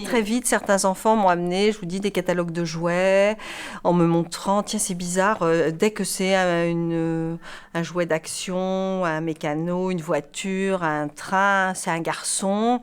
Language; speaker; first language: French; native; French